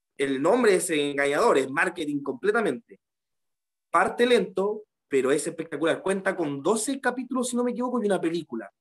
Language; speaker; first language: Spanish; native; Spanish